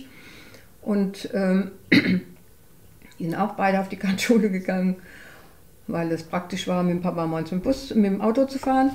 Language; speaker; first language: German; native; German